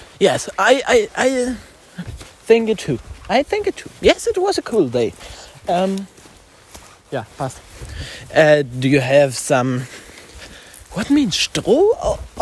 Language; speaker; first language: English; non-native, learner; German